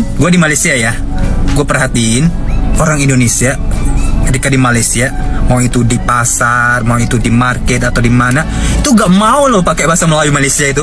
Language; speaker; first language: Indonesian; non-native, fluent; Thai